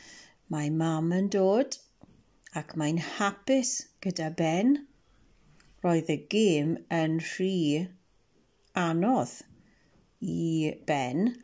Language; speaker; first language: Welsh; non-native, local second language; English